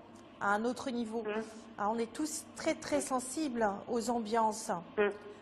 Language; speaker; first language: French; native; French